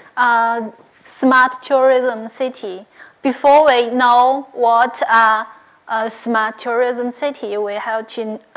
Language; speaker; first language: English; non-native, learner; Chinese